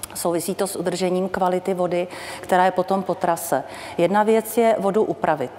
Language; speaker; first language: Czech; native; Czech